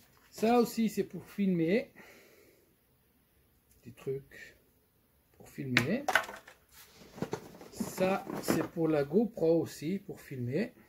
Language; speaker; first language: French; non-native, fluent; Portuguese